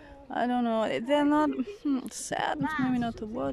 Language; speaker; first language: English; non-native, fluent; Dutch